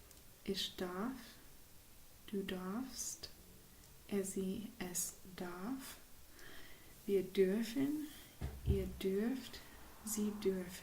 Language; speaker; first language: German; non-native, fluent; English